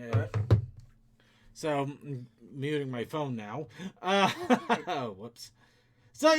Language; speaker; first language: English; native; English